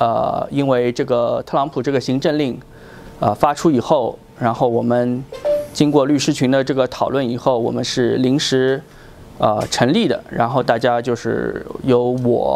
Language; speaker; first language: Chinese; native; Chinese